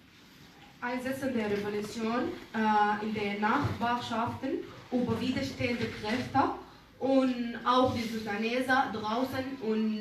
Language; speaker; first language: German; non-native, learner; Arabic